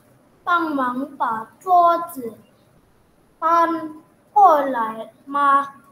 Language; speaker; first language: Chinese; non-native, learner; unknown